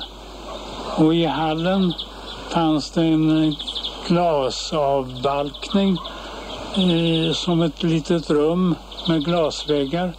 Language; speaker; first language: Swedish; native; Swedish